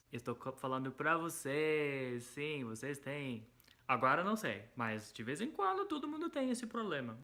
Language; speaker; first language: Portuguese; non-native, fluent; English